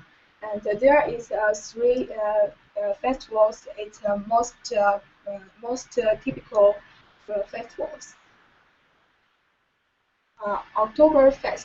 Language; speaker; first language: English; non-native, learner; Chinese